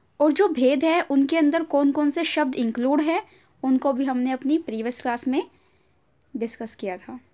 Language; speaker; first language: Hindi; native; Hindi